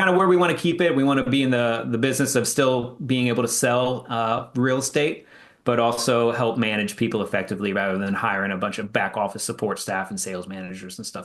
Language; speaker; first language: English; native; English